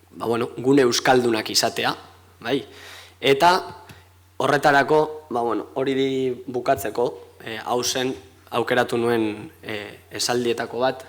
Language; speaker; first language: Basque; native; Basque